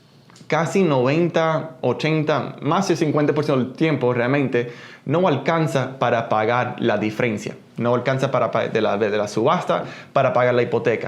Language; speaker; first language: Spanish; early bilingual, heritage; Spanish